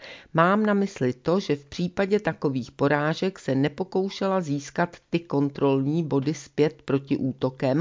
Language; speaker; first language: Czech; native; Czech